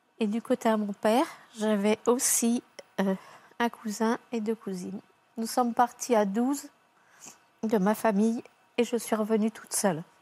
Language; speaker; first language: French; native; French